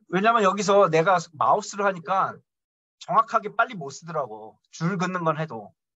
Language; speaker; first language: Korean; native; Korean